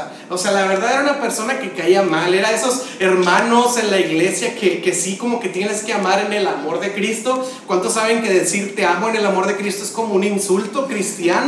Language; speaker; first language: Spanish; native; Spanish